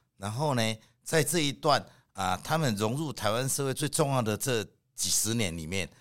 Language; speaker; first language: Chinese; native; Chinese